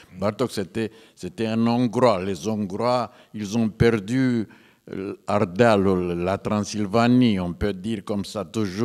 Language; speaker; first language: French; non-native, fluent; Romanian